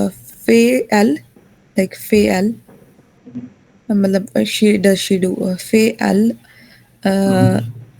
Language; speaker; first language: French; non-native, learner; Hindi